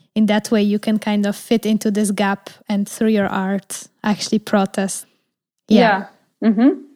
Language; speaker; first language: English; non-native, fluent; Polish